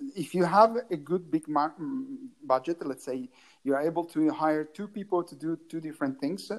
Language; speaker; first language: English; non-native, learner; Italian